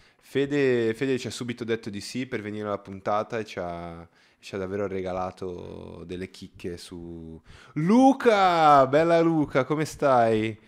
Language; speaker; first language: Italian; native; Italian